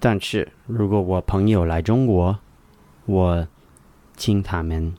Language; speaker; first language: Chinese; non-native, learner; English